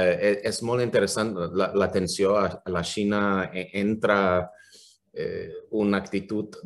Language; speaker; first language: Catalan; non-native, fluent; English